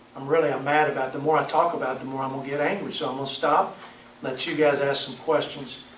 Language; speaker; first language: English; native; English